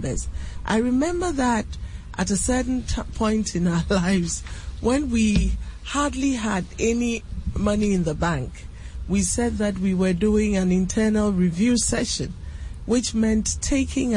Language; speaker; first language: English; non-native, local second language; Akan